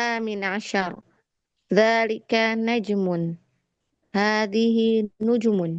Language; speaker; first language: Arabic; non-native, learner; Indonesian